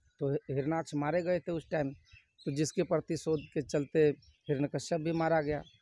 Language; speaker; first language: Hindi; native; Hindi